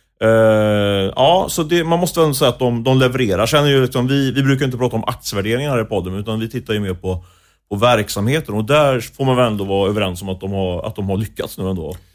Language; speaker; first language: Swedish; native; Swedish